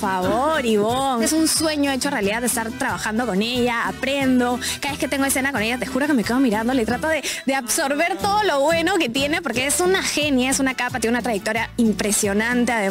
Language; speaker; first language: Spanish; native; Spanish